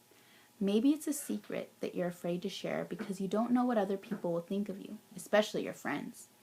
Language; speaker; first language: English; native; English